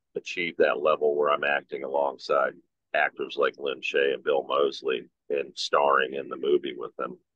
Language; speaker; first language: English; native; English